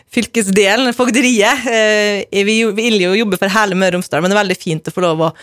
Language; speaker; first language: Norwegian; native; Norwegian